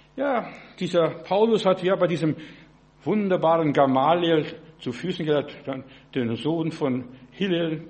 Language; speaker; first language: German; non-native, fluent; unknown